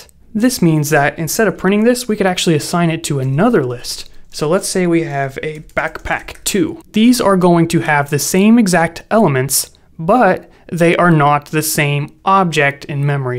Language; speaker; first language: English; native; English